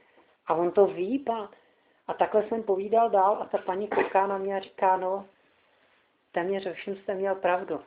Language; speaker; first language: Czech; native; Czech